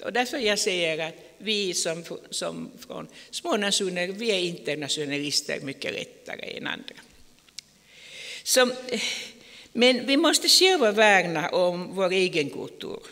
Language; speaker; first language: Swedish; non-native, fluent; Finnish